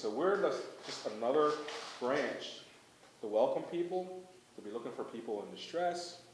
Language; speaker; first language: English; native; English